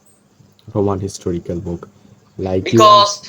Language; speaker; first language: English; non-native, fluent; Bangla